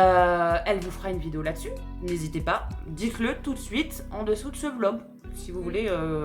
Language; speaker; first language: French; native; French